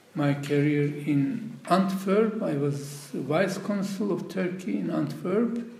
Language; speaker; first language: English; non-native, fluent; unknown